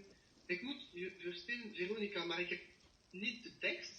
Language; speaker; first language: Dutch; non-native, learner; French